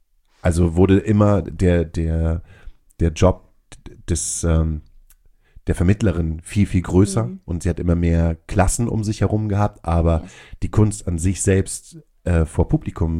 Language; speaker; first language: German; native; German